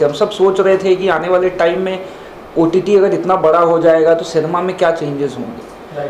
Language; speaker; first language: Hindi; native; Hindi